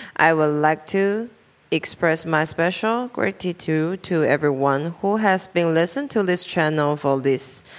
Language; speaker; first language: English; non-native, learner; Chinese